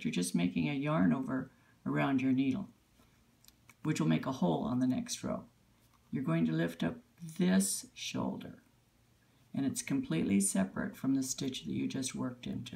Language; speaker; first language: English; native; English